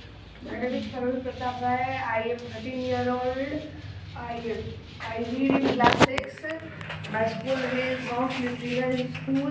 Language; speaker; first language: English; non-native, learner; Hindi